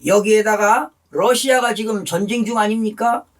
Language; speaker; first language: Korean; native; Korean